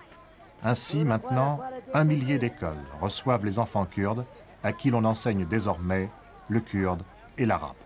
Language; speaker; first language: French; native; French